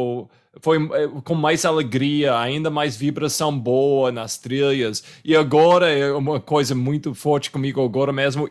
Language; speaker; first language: Portuguese; non-native, fluent; English